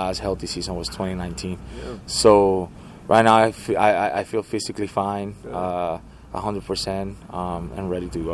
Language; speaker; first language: English; non-native, fluent; Spanish